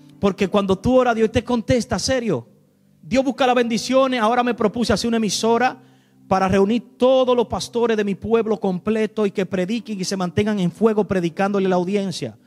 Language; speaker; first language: Spanish; native; Spanish